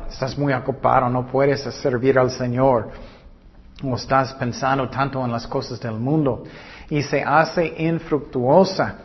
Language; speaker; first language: Spanish; non-native, learner; English